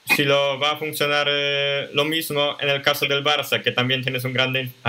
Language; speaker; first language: Spanish; non-native, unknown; Polish